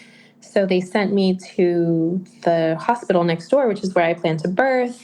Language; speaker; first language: English; native; English